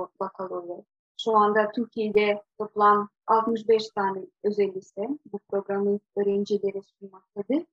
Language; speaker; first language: Turkish; non-native, fluent; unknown